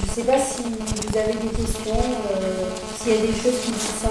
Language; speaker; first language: French; native; French